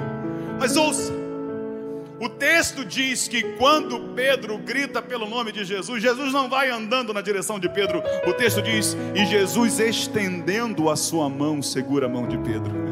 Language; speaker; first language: Portuguese; native; Portuguese